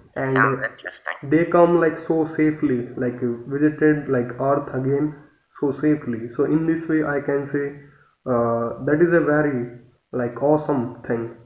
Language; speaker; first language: English; non-native, local second language; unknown